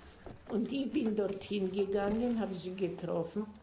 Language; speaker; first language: German; non-native, fluent; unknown